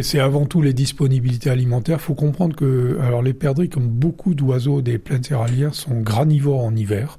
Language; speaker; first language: French; native; French